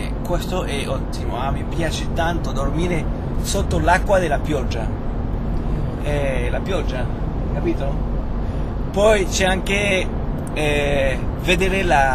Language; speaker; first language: Italian; non-native, fluent; Spanish